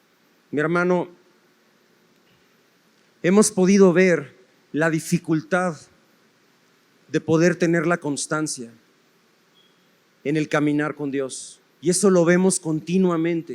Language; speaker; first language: Spanish; native; Spanish